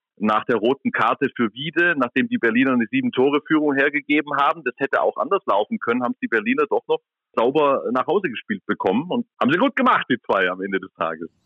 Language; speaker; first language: German; native; German